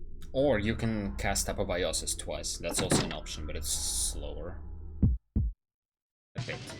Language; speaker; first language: English; non-native, fluent; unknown